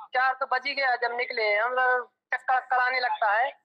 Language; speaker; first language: Hindi; native; Hindi